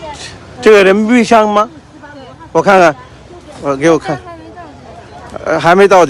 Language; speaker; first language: Chinese; non-native, learner; Urdu